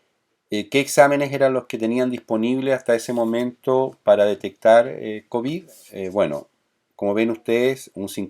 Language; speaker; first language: Spanish; native; Spanish